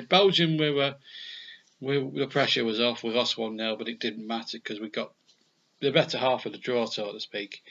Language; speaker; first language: English; native; English